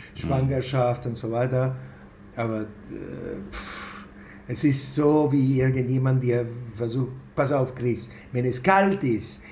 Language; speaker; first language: German; non-native, fluent; Spanish